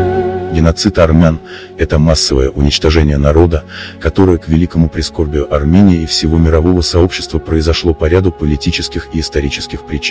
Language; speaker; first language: Russian; native; Russian